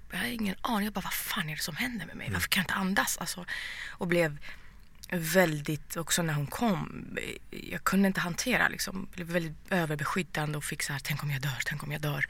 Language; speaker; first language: Swedish; early bilingual, other home language; Persian